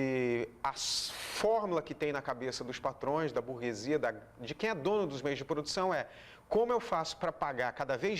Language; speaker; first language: Portuguese; native; Portuguese